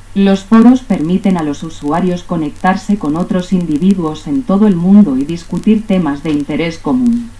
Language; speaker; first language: Spanish; native; Spanish